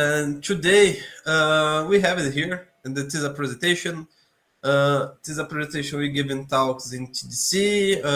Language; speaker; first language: English; non-native, learner; Portuguese